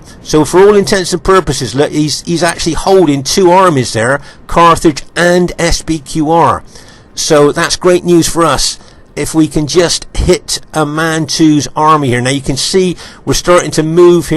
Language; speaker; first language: English; native; English